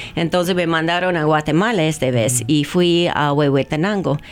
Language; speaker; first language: Spanish; non-native, fluent; English